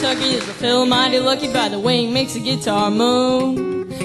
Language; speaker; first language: English; native; English